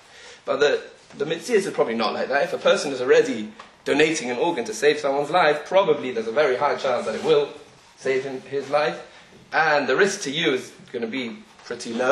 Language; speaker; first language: English; native; English